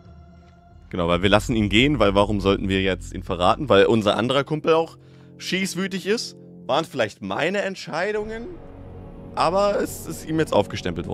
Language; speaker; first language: German; native; German